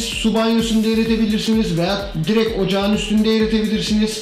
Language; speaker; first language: Turkish; native; Turkish